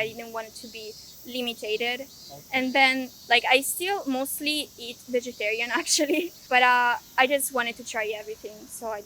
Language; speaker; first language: English; non-native, fluent; Italian